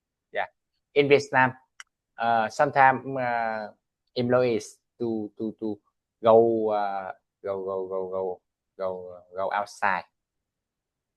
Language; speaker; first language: English; non-native, learner; Vietnamese